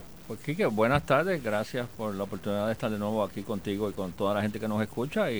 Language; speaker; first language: Spanish; native; Spanish